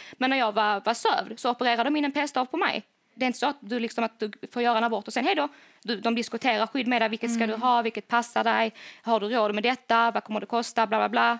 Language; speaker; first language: Swedish; native; Swedish